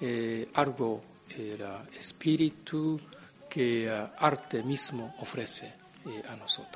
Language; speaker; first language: Spanish; non-native, fluent; Japanese